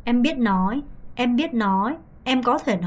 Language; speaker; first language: Vietnamese; non-native, fluent; Korean